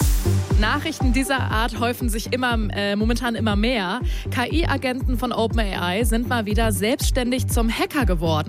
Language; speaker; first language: German; native; German